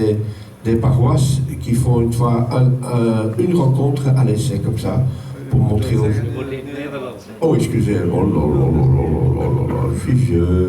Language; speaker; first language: French; non-native, fluent; Dutch